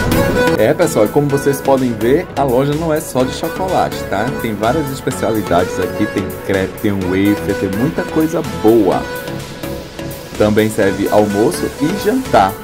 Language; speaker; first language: Portuguese; native; Portuguese